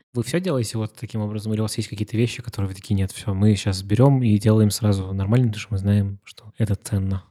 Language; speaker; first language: Russian; native; Russian